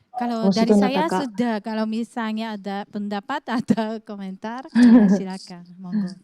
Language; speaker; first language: Indonesian; non-native, fluent; Japanese